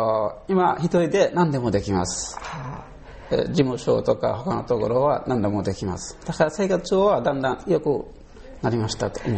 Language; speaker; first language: Japanese; non-native, learner; Bangla